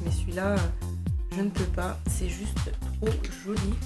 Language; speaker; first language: French; native; French